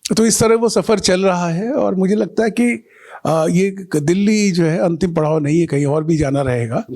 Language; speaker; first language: Hindi; non-native, local second language; Bangla